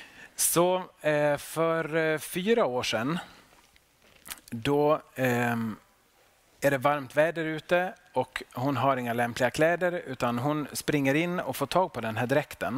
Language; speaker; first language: Swedish; non-native, local second language; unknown